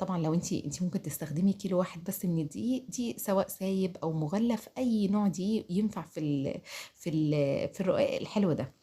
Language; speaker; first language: Arabic; native; Arabic